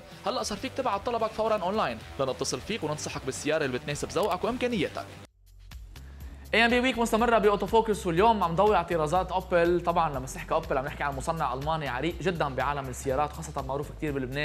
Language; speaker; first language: Arabic; native; Arabic